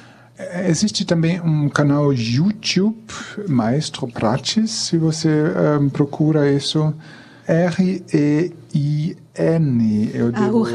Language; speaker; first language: Portuguese; non-native, fluent; German